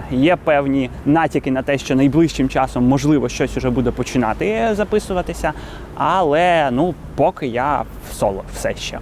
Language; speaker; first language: Ukrainian; non-native, local second language; Russian